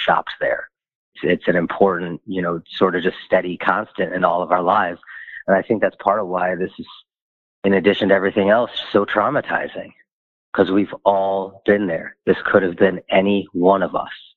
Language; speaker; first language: English; native; English